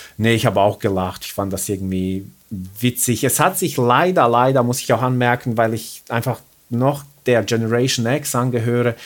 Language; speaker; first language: German; early bilingual, other home language; Bosnian